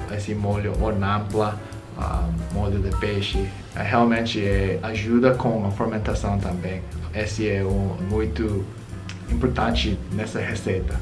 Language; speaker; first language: Portuguese; non-native, learner; Korean